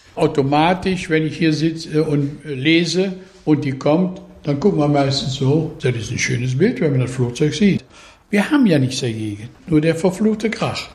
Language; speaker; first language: German; native; German